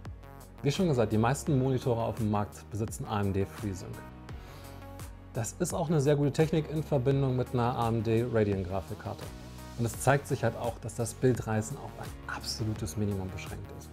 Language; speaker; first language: German; native; German